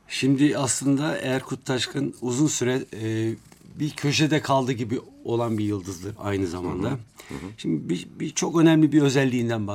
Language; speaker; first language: Turkish; native; Turkish